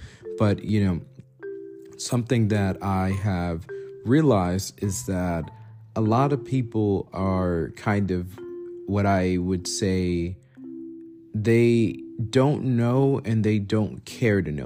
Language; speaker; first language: English; native; English